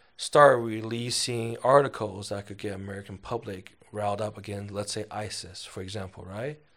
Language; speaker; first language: English; early bilingual, other home language; Chinese